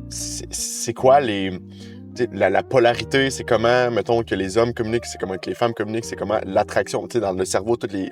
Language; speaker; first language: French; native; French